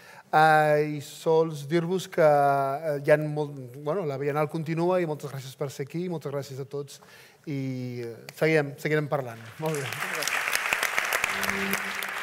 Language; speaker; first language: Catalan; native; Catalan